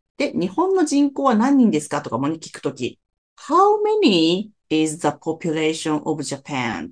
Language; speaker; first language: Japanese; native; Japanese